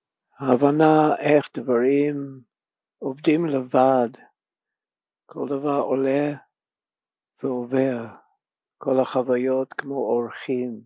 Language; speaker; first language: Hebrew; non-native, fluent; English